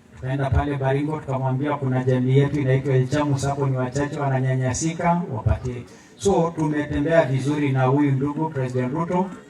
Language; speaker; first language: Swahili; non-native, local second language; Masai